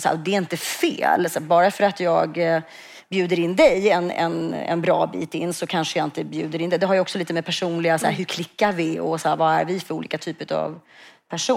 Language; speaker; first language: Swedish; native; Swedish